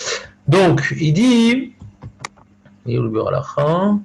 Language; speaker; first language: French; native; French